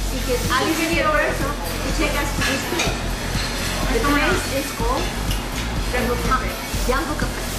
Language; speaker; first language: English; non-native, learner; Spanish